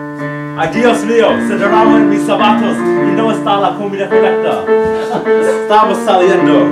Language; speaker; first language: Spanish; non-native, learner; English